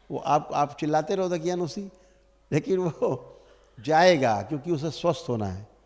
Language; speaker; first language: Hindi; native; Hindi